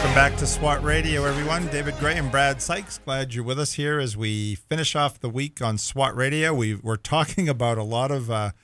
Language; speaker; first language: English; native; English